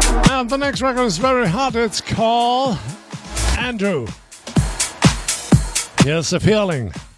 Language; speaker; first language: English; non-native, learner; German